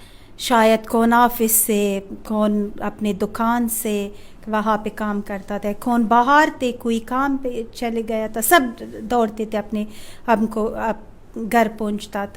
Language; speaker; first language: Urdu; non-native, fluent; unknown